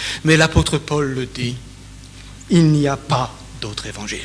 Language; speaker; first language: French; native; French